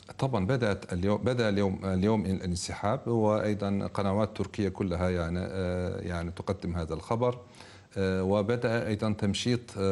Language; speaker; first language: Arabic; non-native, fluent; Turkish